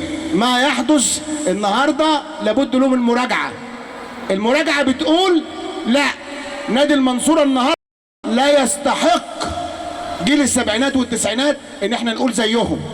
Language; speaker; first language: Arabic; native; Arabic